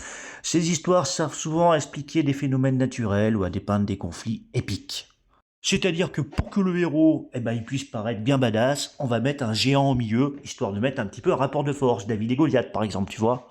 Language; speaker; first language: French; native; French